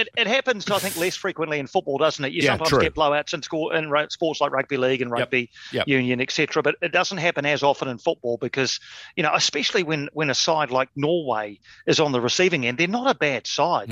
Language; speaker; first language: English; native; English